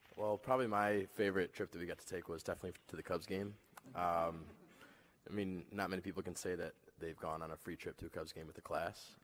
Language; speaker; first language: English; native; English